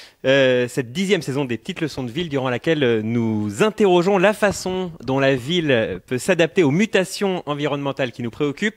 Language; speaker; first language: French; native; French